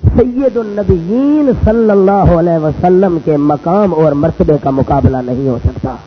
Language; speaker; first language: Urdu; non-native, local second language; Punjabi